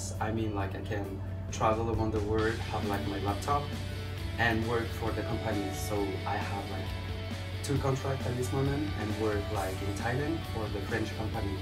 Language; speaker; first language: English; non-native, fluent; French